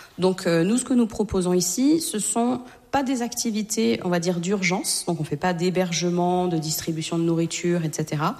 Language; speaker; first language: French; native; French